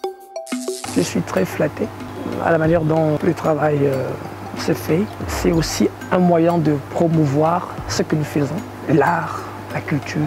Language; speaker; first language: French; non-native, local second language; Lingala